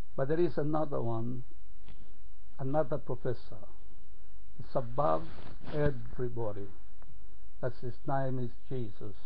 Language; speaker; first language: English; non-native, fluent; Italian